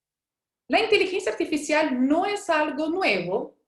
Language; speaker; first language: Spanish; non-native, fluent; Portuguese